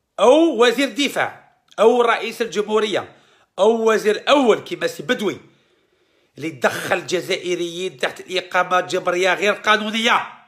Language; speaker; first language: Arabic; early bilingual, heritage; Arabic